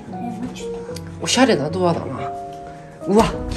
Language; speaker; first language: Japanese; native; Japanese